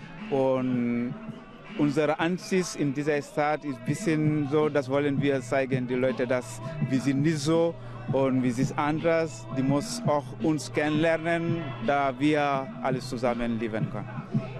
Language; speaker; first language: German; non-native, learner; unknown